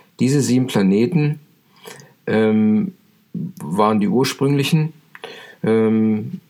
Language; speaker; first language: German; native; German